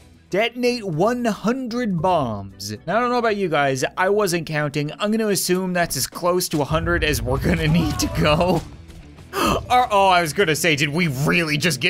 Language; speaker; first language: English; native; English